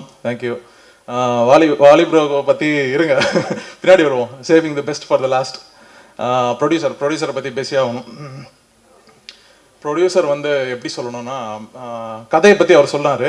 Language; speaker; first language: Tamil; native; Tamil